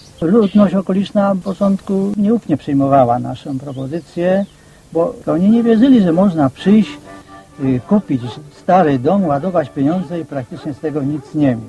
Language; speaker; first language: Polish; native; Polish